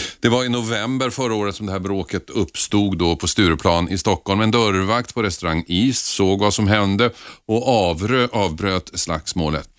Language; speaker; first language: Swedish; native; Swedish